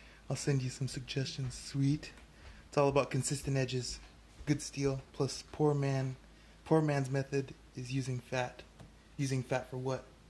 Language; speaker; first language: English; early bilingual, other home language; Spanish